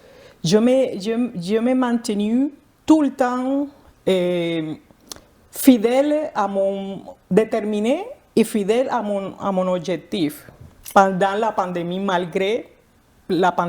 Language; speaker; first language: French; non-native, fluent; Spanish